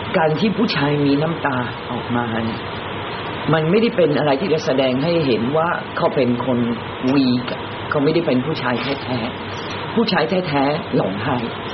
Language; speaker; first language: Thai; non-native, fluent; French